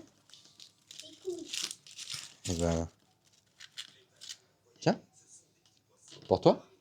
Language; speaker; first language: French; native; French